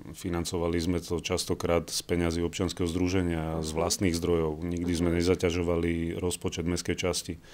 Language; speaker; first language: Slovak; native; Slovak